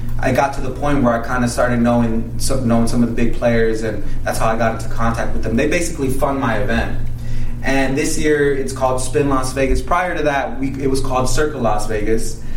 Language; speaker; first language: English; early bilingual, other home language; Spanish